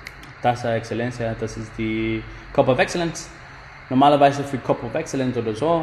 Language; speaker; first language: German; non-native, fluent; Spanish